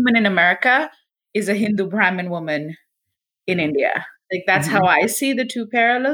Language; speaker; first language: English; non-native, local second language; Gujarati